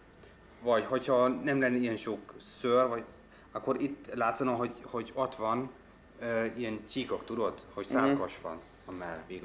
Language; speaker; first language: Hungarian; non-native, fluent; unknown